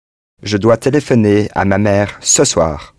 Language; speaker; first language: French; non-native, learner; English